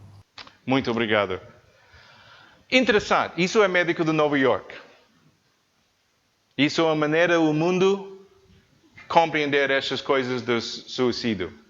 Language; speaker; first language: Portuguese; non-native, learner; English